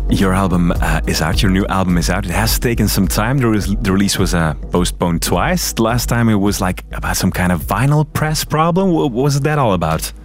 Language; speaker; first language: English; non-native, fluent; Dutch